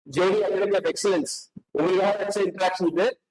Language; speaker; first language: English; non-native, local second language; Tamil